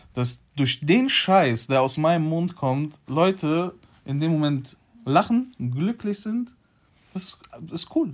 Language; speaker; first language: German; early bilingual, other home language; Polish